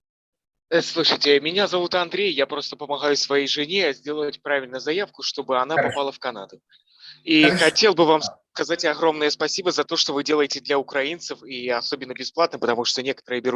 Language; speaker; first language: Russian; native; Russian